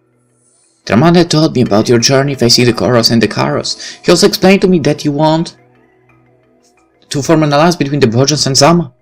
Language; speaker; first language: English; non-native, fluent; Polish